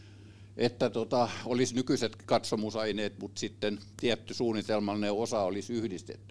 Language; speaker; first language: Finnish; native; Finnish